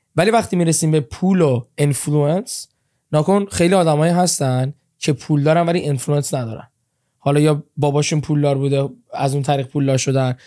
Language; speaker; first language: Persian; early bilingual, heritage; Persian